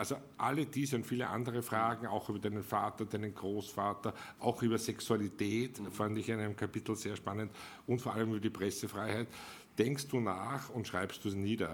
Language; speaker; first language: German; native; German